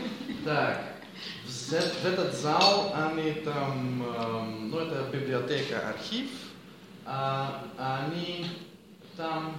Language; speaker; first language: Russian; non-native, learner; Dutch